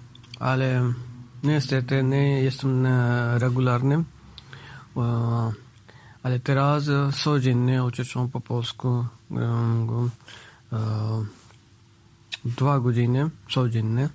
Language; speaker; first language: Polish; non-native, learner; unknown